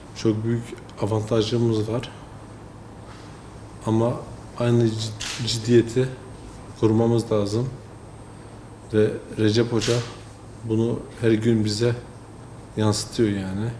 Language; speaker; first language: Turkish; early bilingual, heritage; French